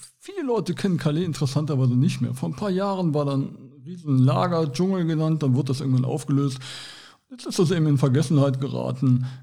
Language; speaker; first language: German; native; German